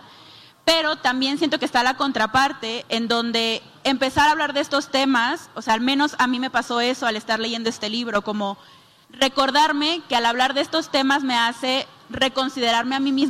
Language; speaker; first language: Spanish; native; Spanish